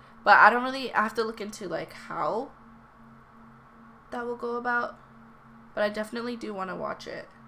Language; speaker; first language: English; early bilingual, other home language; Korean